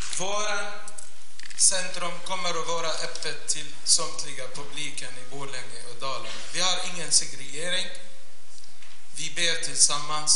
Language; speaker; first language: Swedish; non-native, fluent; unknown